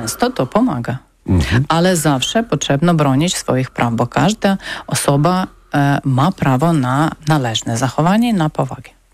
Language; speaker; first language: Polish; non-native, learner; Ukrainian